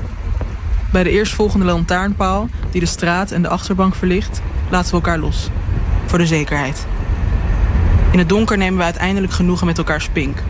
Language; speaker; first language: Dutch; native; Dutch